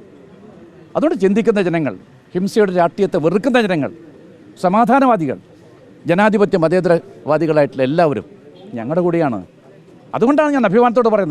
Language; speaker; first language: Malayalam; native; Malayalam